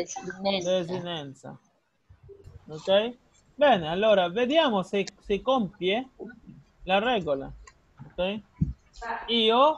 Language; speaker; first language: Italian; non-native, fluent; Spanish